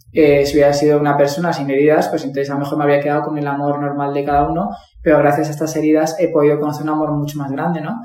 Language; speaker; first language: Spanish; native; Spanish